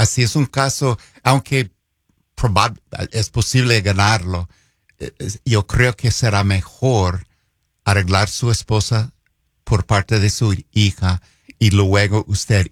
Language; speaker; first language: Spanish; non-native, fluent; English